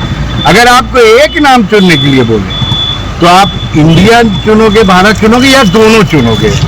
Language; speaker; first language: Hindi; native; Hindi